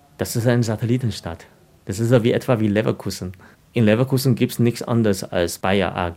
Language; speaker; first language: German; non-native, fluent; Chinese